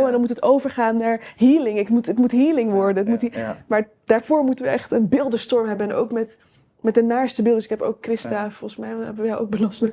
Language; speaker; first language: Dutch; native; Dutch